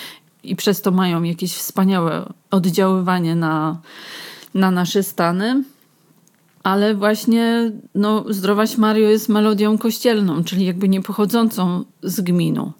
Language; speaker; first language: Polish; native; Polish